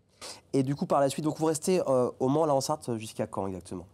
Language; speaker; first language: French; native; French